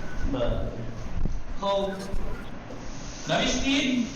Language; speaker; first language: Persian; non-native, fluent; Urdu